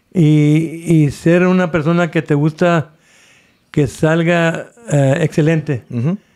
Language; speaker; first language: Spanish; native; Spanish